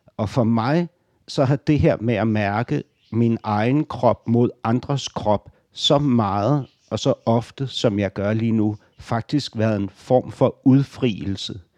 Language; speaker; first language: Danish; native; Danish